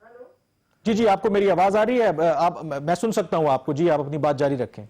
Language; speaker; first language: Urdu; native; Urdu